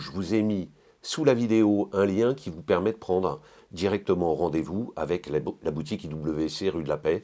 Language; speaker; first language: French; native; French